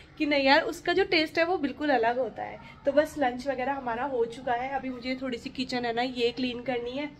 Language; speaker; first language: Hindi; native; Hindi